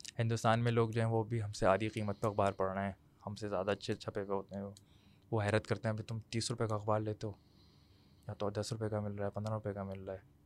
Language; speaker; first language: Urdu; native; Urdu